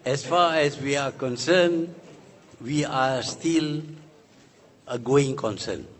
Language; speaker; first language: English; non-native, local second language; Malay